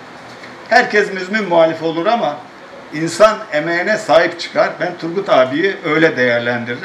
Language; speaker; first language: Turkish; native; Turkish